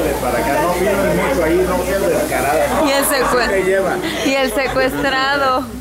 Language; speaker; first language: Spanish; native; Spanish